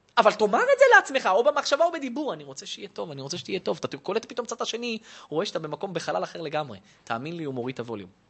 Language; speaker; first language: Hebrew; native; Hebrew